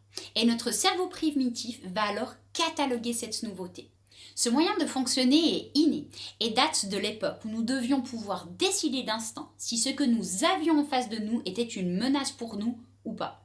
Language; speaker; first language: French; native; French